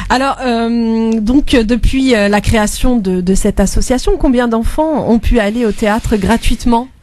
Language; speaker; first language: French; native; French